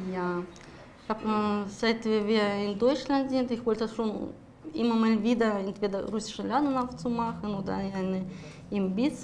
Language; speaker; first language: German; non-native, fluent; Russian